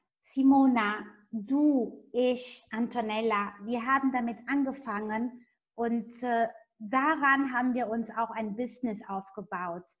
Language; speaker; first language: German; non-native, fluent; Italian